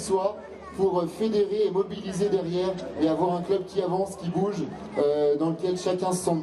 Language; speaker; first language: French; native; French